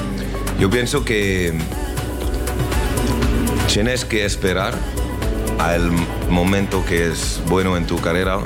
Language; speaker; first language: Spanish; non-native, learner; French